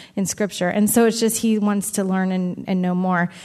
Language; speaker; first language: English; native; English